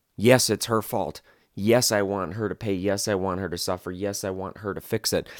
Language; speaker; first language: English; native; English